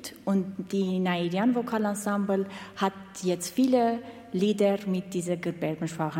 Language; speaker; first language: German; non-native, fluent; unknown